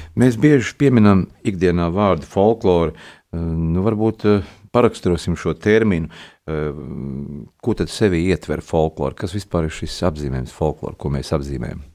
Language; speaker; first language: Latvian; native; Latvian